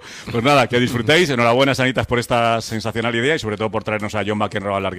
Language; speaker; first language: Spanish; native; Spanish